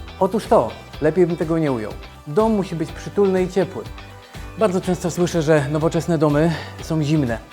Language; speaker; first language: Polish; native; Polish